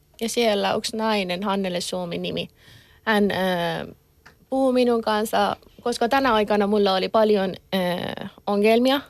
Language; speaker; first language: Finnish; non-native, learner; Persian